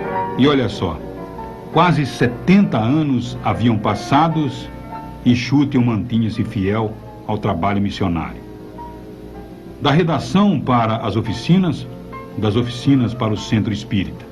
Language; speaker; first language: Portuguese; native; Portuguese